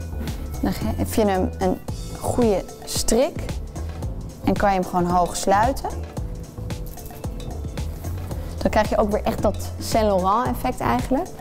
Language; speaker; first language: Dutch; native; Dutch